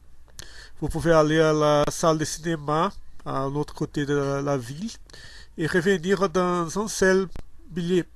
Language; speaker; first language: French; non-native, learner; Portuguese